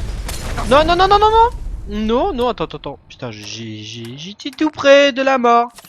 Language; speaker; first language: French; native; French